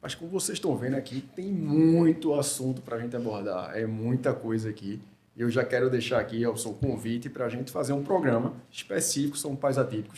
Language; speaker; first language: Portuguese; native; Portuguese